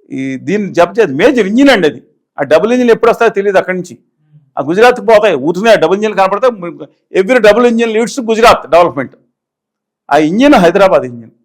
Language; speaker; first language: Telugu; native; Telugu